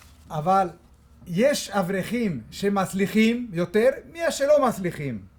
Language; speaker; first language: Hebrew; non-native, fluent; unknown